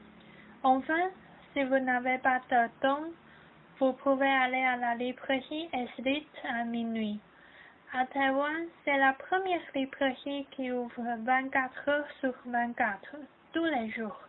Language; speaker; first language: French; non-native, learner; Chinese